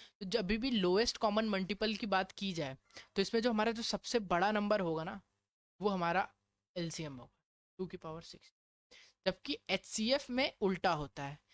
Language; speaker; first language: Hindi; non-native, local second language; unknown